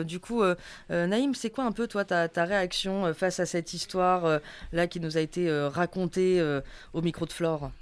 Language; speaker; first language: French; native; French